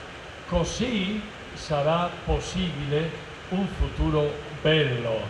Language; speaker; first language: Italian; non-native, fluent; Spanish